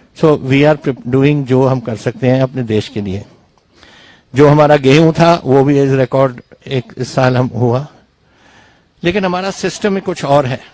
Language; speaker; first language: Hindi; non-native, local second language; Punjabi